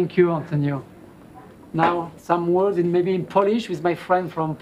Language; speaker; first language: English; non-native, fluent; French